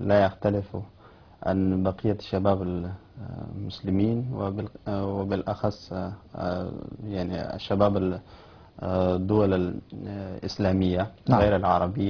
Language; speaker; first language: Arabic; non-native, fluent; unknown